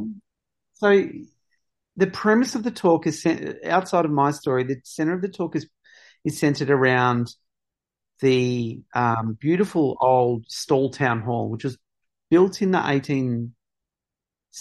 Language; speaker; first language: English; native; English